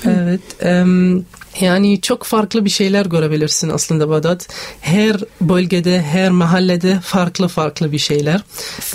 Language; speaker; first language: Turkish; non-native, learner; Arabic